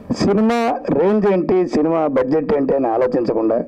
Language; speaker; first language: Telugu; native; Telugu